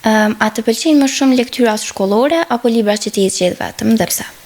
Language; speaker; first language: Albanian; native; Albanian